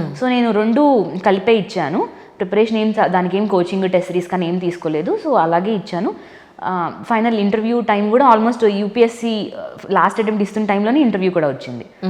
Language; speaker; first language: Telugu; native; Telugu